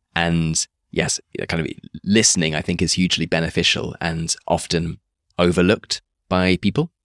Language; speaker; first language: English; native; English